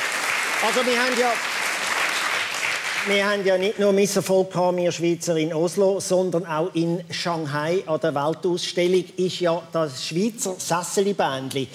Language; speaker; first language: German; native; German